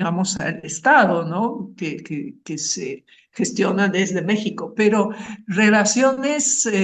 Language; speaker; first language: Spanish; non-native, fluent; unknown